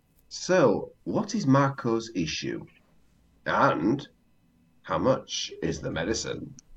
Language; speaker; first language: English; native; English